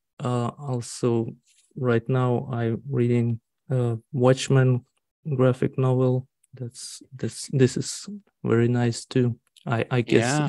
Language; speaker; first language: English; non-native, learner; Russian